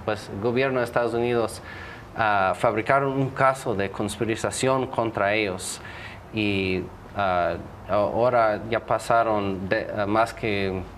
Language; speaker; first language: Spanish; non-native, fluent; English